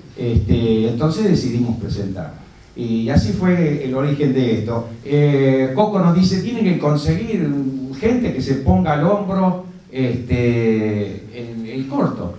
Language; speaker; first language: Spanish; native; Spanish